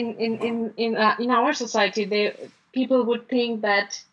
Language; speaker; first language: English; non-native, local second language; Bangla